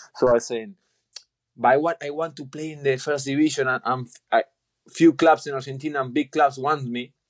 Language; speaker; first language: English; non-native, fluent; Spanish